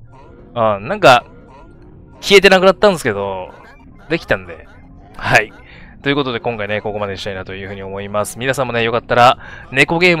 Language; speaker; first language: Japanese; native; Japanese